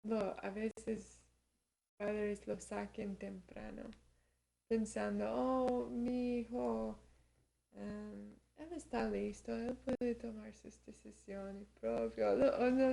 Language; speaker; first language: Spanish; early bilingual, heritage; Spanish